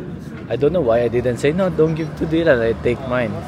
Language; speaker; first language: English; non-native, local second language; Filipino